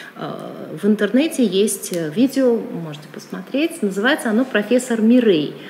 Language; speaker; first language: Russian; native; Russian